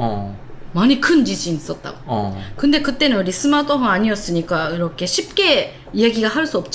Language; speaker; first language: Korean; non-native, learner; Japanese